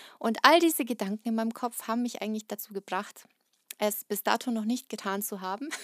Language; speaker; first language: German; early bilingual, other home language; Russian